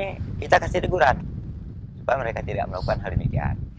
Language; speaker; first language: Indonesian; non-native, local second language; Malay